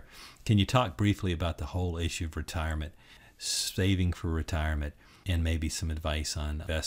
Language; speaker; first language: English; native; English